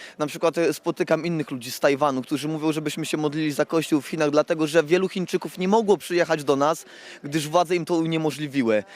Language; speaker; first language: Polish; native; Polish